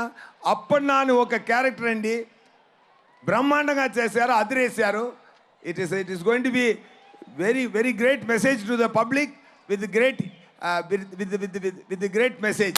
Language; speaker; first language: Telugu; non-native, learner; Tamil